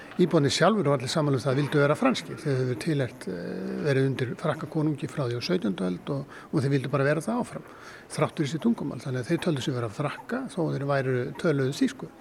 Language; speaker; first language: Icelandic; native; Icelandic